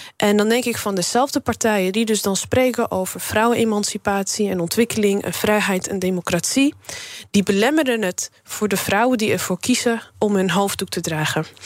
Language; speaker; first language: Dutch; early bilingual, other home language; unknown